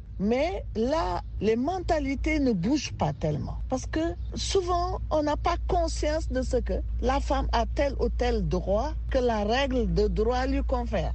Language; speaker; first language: French; non-native, local second language; Wolof